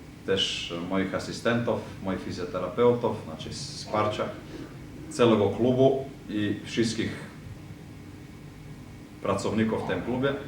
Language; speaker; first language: Polish; non-native, fluent; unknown